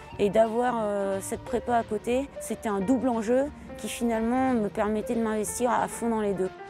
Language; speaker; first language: French; native; French